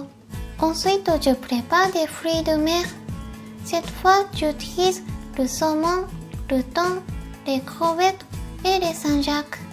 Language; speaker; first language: French; non-native, fluent; Japanese